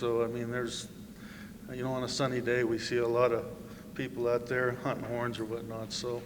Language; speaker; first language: English; native; English